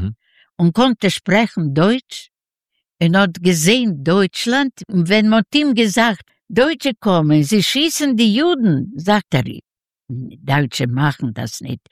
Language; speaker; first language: German; non-native, learner; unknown